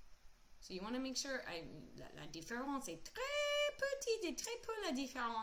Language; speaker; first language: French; non-native, fluent; English